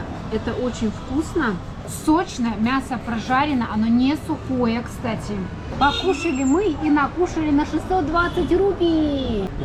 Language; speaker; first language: Russian; native; Russian